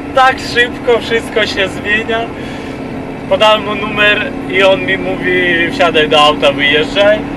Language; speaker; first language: Polish; non-native, fluent; Ukrainian